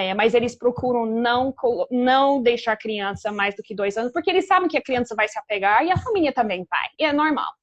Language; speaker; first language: Portuguese; non-native, fluent; English